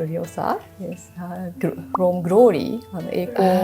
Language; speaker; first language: English; non-native, learner; Japanese